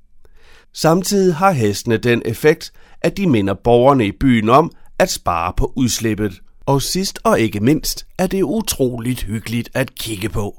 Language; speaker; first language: Danish; native; Danish